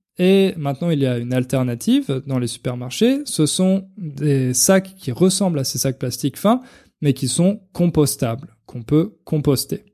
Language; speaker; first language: French; native; French